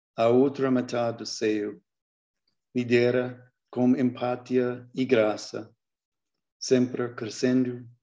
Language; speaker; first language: Portuguese; non-native, learner; English